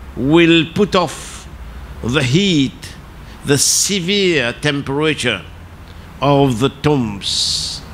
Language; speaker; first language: English; non-native, local second language; Morisyen